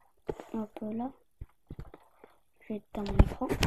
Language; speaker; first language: French; native; French